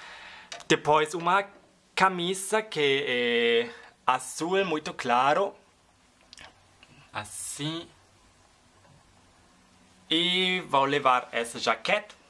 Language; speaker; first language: Portuguese; non-native, fluent; German